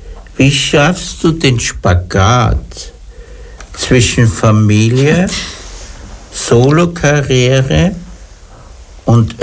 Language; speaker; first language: German; native; German